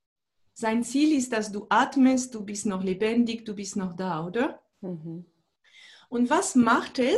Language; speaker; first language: German; non-native, fluent; French